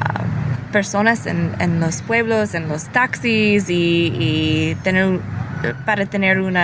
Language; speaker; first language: Spanish; early bilingual, heritage; English